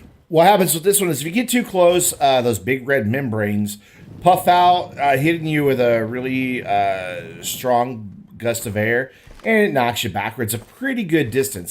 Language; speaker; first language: English; native; English